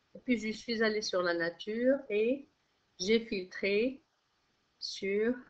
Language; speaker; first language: French; non-native, local second language; Arabic